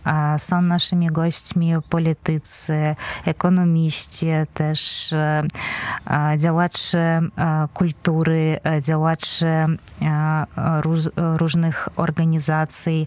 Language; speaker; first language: Polish; non-native, fluent; Belarusian